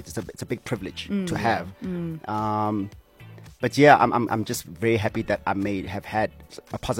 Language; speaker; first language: English; non-native, local second language; Xhosa